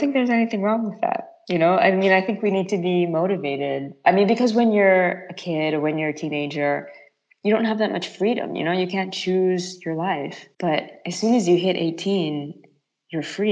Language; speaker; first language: English; native; English